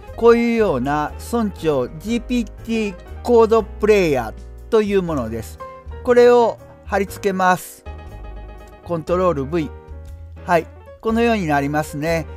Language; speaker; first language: Japanese; native; Japanese